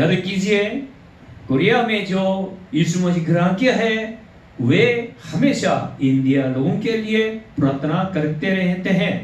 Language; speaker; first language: Hindi; non-native, fluent; Korean